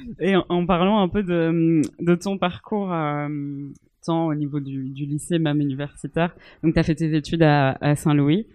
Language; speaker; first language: French; native; French